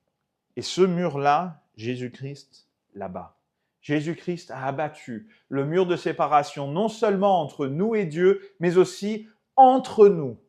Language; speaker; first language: French; native; French